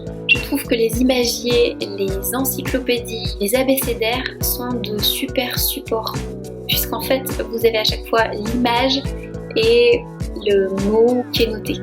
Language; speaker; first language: French; native; French